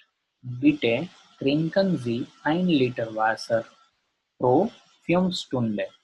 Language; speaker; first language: German; non-native, learner; Gujarati